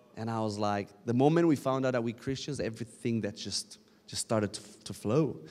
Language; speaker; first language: English; non-native, fluent; Romanian